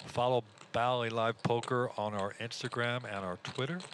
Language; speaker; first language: English; native; English